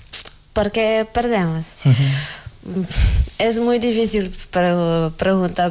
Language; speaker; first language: Spanish; non-native, learner; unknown